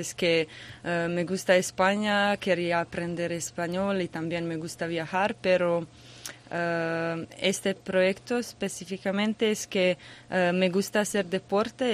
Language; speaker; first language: Spanish; non-native, learner; Croatian